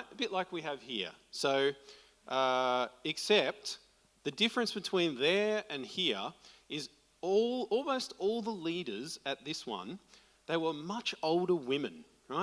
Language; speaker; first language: English; native; English